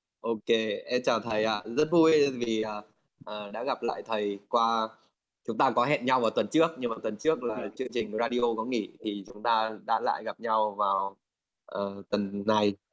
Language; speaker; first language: Vietnamese; native; Vietnamese